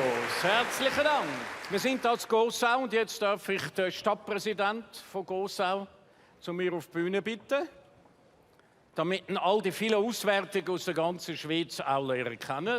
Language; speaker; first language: German; native; German